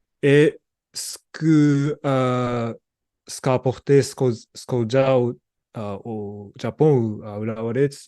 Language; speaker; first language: French; non-native, learner; Japanese